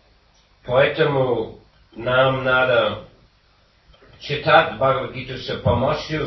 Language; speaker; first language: Russian; non-native, fluent; English